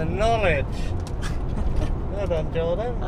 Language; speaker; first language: English; native; English